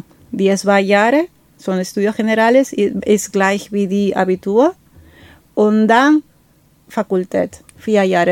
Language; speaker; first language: German; non-native, fluent; Spanish